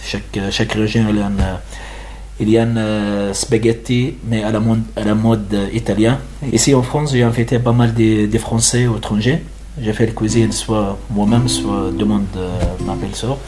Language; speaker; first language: French; non-native, learner; Arabic